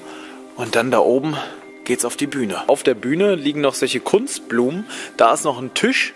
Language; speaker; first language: German; native; German